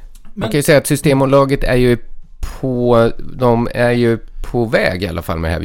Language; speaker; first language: Swedish; native; Swedish